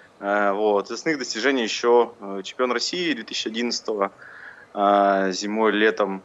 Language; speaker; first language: Russian; native; Russian